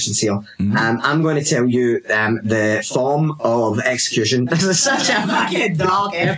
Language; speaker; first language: English; native; English